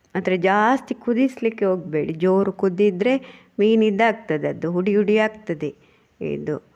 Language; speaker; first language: Kannada; non-native, local second language; Tulu